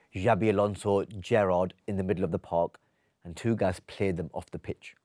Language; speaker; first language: English; native; English